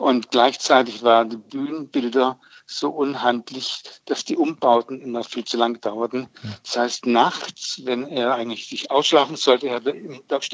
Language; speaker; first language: German; native; German